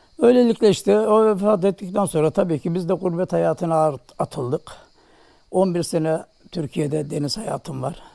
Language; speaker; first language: Turkish; native; Turkish